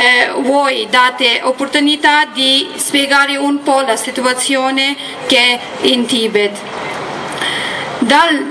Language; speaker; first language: Italian; non-native, learner; Tibetan